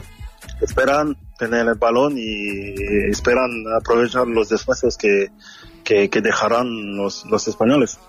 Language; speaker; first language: Spanish; non-native, fluent; French